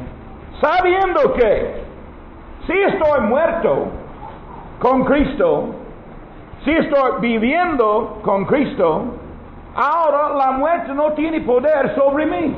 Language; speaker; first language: Spanish; non-native, learner; English